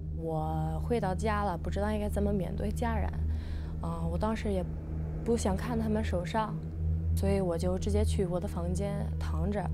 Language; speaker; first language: Chinese; non-native, fluent; English